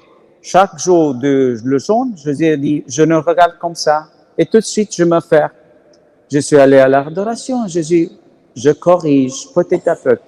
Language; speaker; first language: French; non-native, learner; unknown